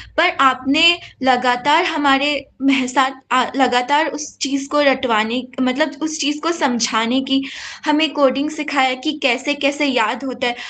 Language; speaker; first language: Hindi; non-native, local second language; Assamese